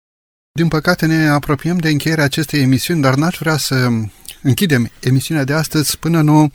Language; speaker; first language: Romanian; native; Romanian